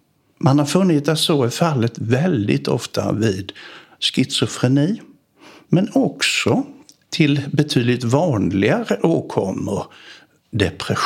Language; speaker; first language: Swedish; native; Swedish